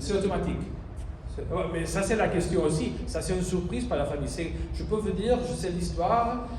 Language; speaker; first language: French; non-native, learner; Spanish